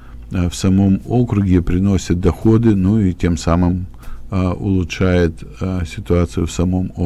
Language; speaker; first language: Russian; native; Russian